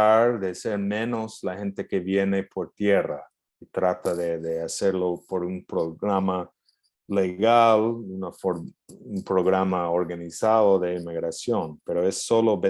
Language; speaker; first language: Spanish; non-native, fluent; English